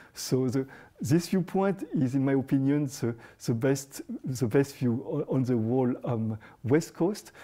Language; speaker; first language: English; non-native, fluent; French